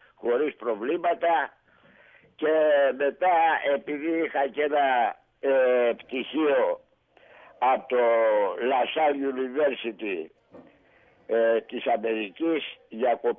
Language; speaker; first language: Greek; native; Greek